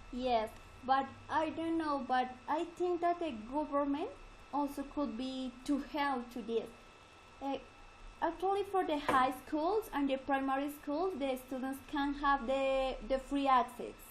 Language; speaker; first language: English; non-native, learner; Spanish